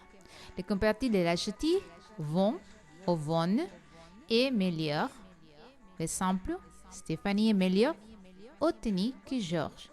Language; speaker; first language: French; non-native, learner; Spanish